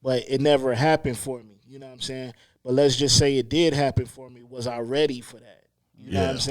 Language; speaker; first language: English; native; English